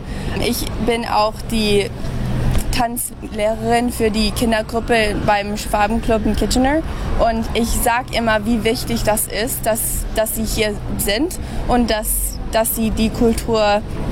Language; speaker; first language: German; early bilingual, heritage; German